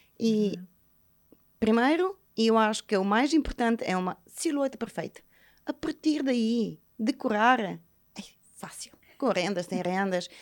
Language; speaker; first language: Portuguese; non-native, fluent; Bulgarian